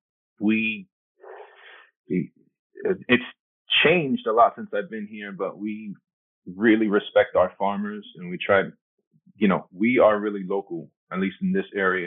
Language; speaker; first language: English; early bilingual, other home language; Spanish